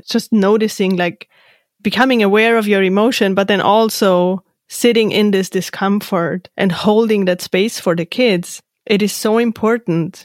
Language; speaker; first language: English; non-native, fluent; German